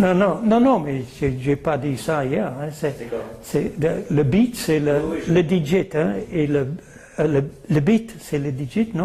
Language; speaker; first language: French; non-native, fluent; English